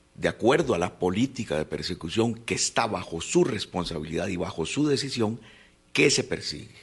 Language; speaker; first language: Spanish; native; Spanish